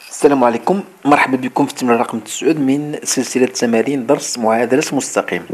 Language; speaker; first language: Arabic; native; Arabic